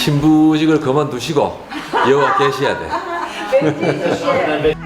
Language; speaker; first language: Korean; native; Korean